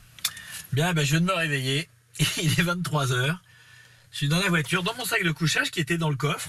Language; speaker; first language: French; native; French